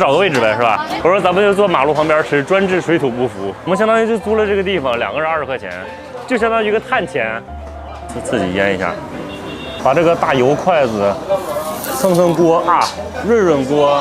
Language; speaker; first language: Chinese; native; Chinese